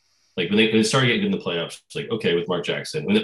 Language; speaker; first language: English; native; English